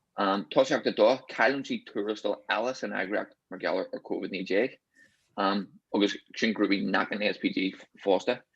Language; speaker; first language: Irish; native; Irish